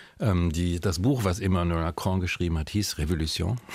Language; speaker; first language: German; native; German